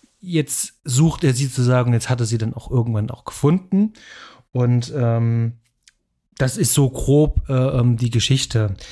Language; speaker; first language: German; native; German